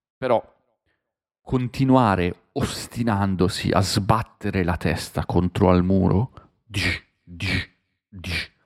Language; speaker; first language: Italian; native; Italian